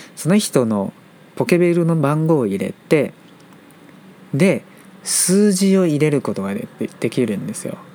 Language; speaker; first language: Japanese; non-native, fluent; Chinese